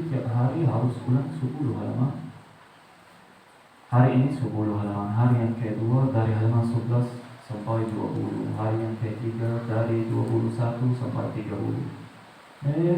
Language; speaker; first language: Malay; non-native, learner; Arabic